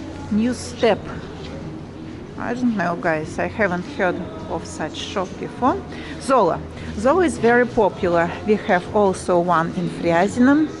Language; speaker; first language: English; non-native, fluent; Russian